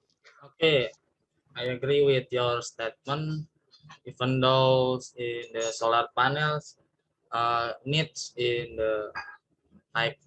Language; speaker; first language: English; non-native, learner; Indonesian